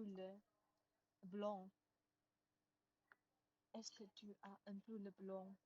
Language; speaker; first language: French; non-native, learner; Chinese